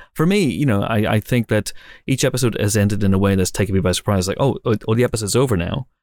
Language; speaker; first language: English; native; English